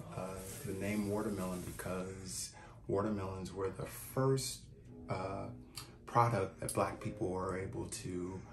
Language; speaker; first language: English; native; English